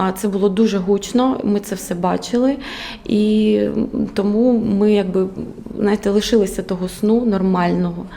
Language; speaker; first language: Ukrainian; native; Ukrainian